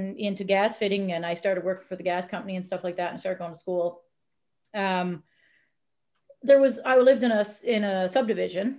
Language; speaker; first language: English; native; English